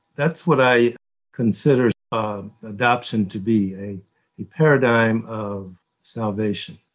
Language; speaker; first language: English; early bilingual, other home language; Korean